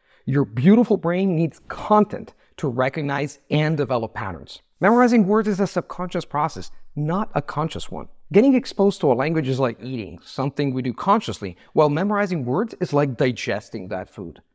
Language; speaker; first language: English; non-native, fluent; Italian